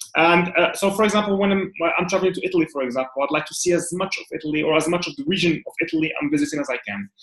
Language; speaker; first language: English; non-native, fluent; Arabic